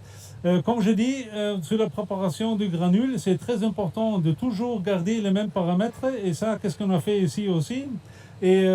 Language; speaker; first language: French; non-native, fluent; German